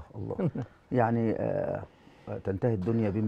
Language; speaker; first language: Arabic; native; Arabic